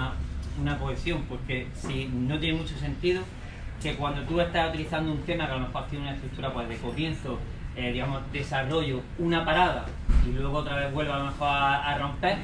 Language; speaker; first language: Spanish; native; Spanish